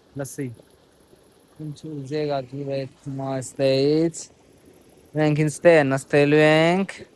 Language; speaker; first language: Armenian; non-native, learner; Hindi